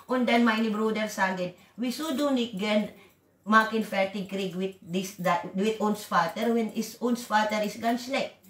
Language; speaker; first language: German; non-native, learner; Waray